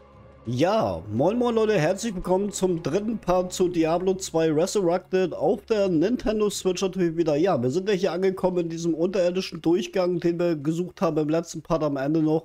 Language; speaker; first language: German; native; German